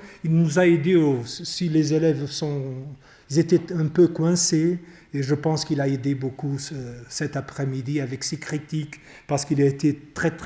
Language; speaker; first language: French; non-native, fluent; Portuguese